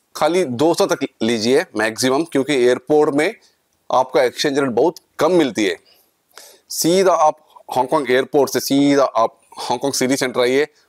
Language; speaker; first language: Hindi; non-native, local second language; Kannada